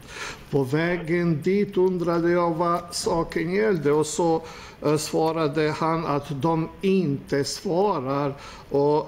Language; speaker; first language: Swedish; non-native, fluent; Albanian